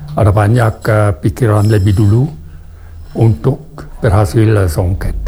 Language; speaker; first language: Indonesian; non-native, fluent; German